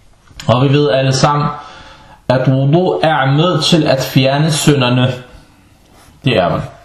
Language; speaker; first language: Danish; early bilingual, other home language; Arabic